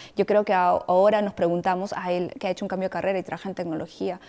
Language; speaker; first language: Spanish; native; Spanish